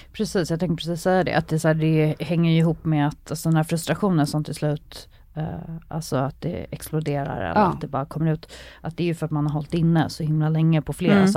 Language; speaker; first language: Swedish; native; Swedish